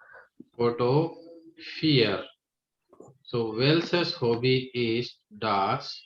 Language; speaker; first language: German; non-native, fluent; Hindi